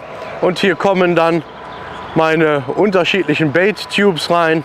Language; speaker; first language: German; native; German